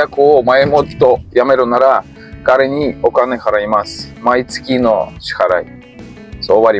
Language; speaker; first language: Japanese; non-native, learner; Russian